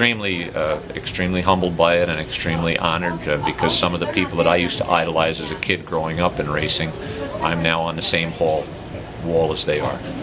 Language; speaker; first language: English; native; English